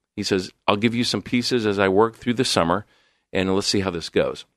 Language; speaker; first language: English; native; English